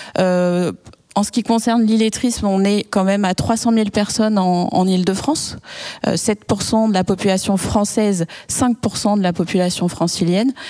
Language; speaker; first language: French; native; French